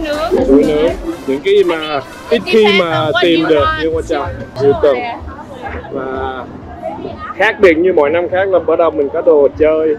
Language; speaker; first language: Vietnamese; early bilingual, heritage; Vietnamese